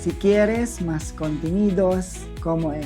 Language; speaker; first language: Spanish; non-native, learner; Filipino